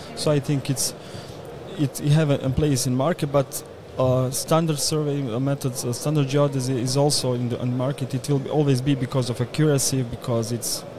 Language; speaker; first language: English; non-native, fluent; Bosnian